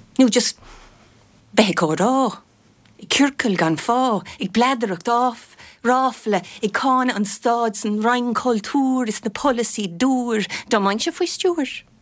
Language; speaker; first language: Irish; non-native, local second language; English